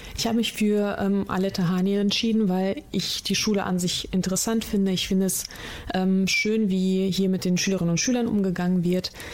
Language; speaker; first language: German; early bilingual, other home language; Russian